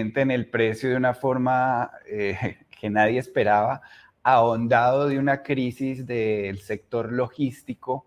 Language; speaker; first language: Spanish; native; Spanish